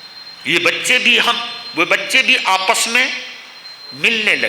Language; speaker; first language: Hindi; native; Hindi